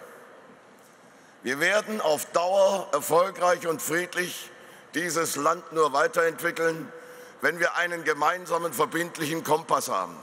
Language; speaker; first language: German; native; German